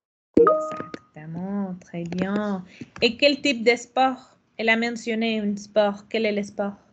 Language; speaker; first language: French; non-native, fluent; Spanish